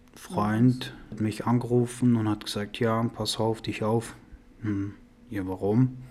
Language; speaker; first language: German; non-native, fluent; Persian